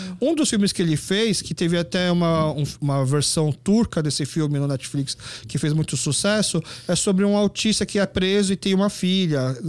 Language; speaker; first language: Portuguese; early bilingual, other home language; Korean